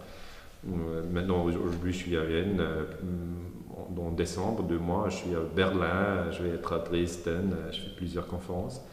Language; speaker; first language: French; non-native, local second language; German